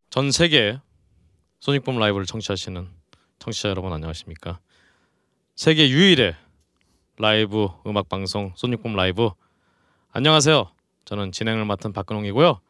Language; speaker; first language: Korean; native; Korean